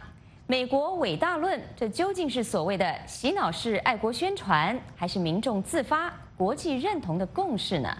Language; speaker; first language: Chinese; native; Chinese